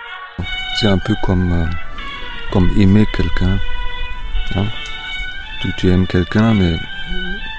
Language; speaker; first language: French; non-native, fluent; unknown